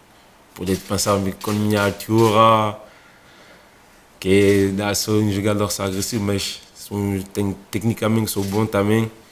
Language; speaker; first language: Portuguese; non-native, fluent; French